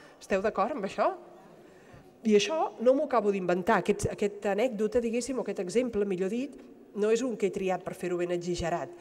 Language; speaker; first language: Catalan; native; Catalan